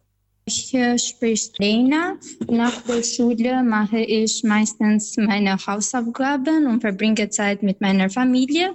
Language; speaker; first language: German; non-native, fluent; Albanian